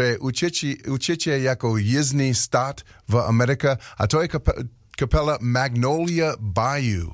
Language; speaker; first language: Czech; non-native, learner; English